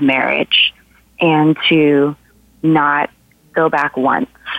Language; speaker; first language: English; native; English